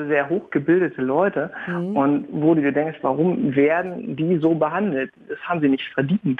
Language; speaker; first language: German; native; German